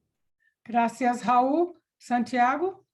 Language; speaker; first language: Spanish; non-native, learner; Portuguese